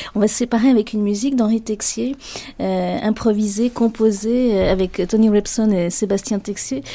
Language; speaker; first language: French; native; French